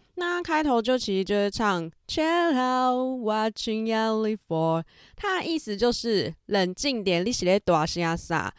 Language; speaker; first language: Chinese; native; Chinese